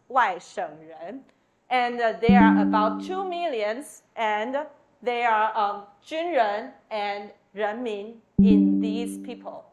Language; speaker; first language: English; non-native, fluent; Chinese